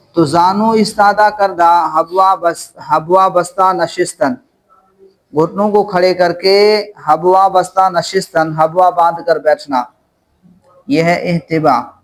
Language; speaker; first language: Urdu; non-native, local second language; Punjabi